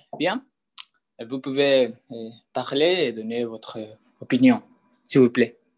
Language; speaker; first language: French; non-native, learner; Spanish